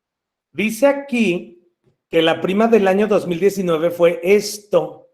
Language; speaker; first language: Spanish; native; Spanish